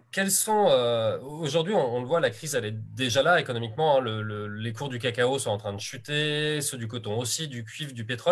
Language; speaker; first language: French; native; French